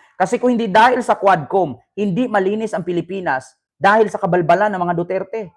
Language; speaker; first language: Filipino; native; Filipino